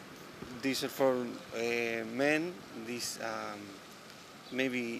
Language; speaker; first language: English; non-native, learner; Spanish